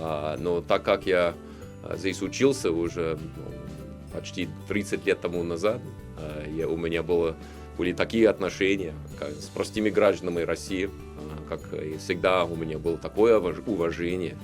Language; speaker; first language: Russian; non-native, fluent; English